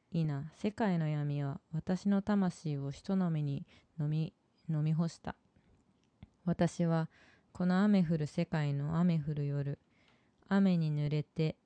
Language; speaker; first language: Japanese; native; Japanese